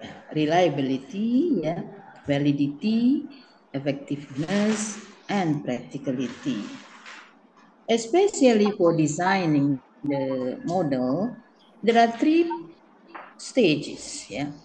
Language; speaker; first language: English; non-native, learner; Indonesian